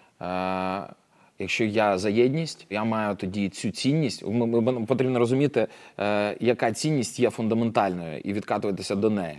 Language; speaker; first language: Ukrainian; non-native, local second language; Russian